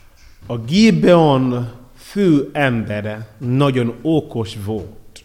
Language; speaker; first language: Hungarian; non-native, learner; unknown